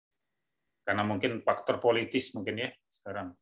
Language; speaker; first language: Indonesian; native; Indonesian